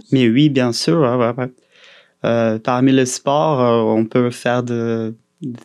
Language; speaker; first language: French; non-native, fluent; Portuguese